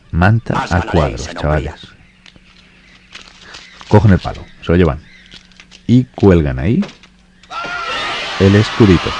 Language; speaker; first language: Spanish; native; Spanish